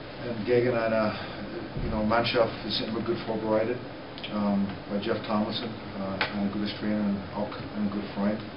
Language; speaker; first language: German; non-native, learner; English